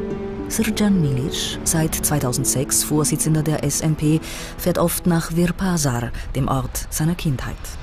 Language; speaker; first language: German; native; German